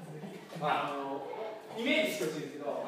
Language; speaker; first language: Japanese; native; Japanese